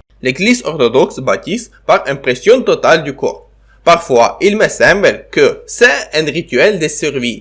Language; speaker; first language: French; non-native, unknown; Ukrainian